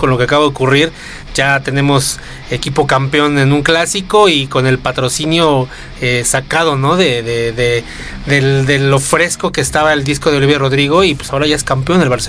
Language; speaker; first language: Spanish; native; Spanish